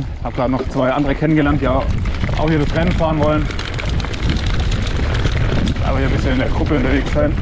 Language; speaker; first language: German; native; German